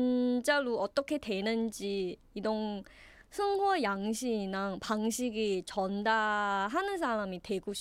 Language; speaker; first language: Korean; non-native, learner; Chinese